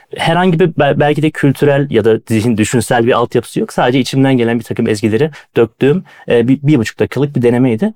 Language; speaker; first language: Turkish; native; Turkish